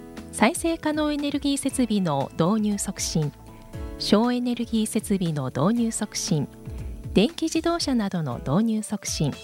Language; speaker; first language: Japanese; native; Japanese